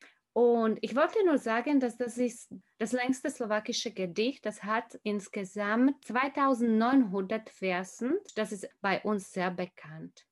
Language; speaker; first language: German; non-native, fluent; Slovak